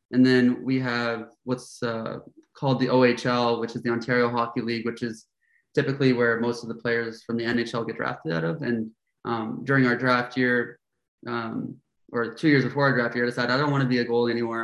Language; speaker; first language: English; native; English